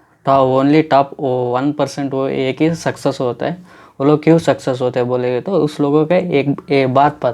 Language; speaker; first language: Hindi; non-native, local second language; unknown